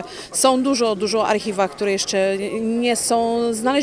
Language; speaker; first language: Polish; early bilingual, heritage; English